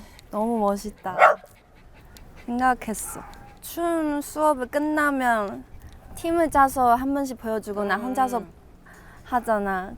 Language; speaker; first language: Korean; non-native, fluent; Chinese